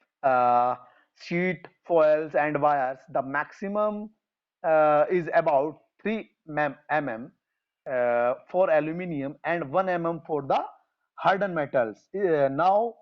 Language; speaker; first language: English; non-native, local second language; Hindi